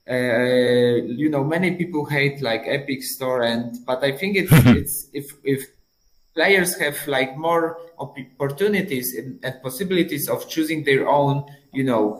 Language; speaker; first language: English; non-native, fluent; Polish